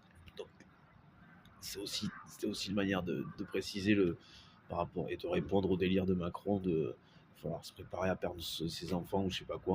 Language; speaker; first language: French; native; French